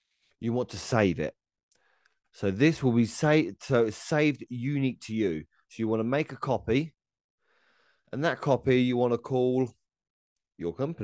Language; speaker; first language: English; native; English